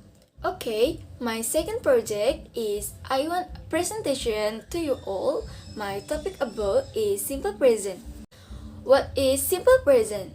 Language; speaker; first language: English; non-native, learner; Indonesian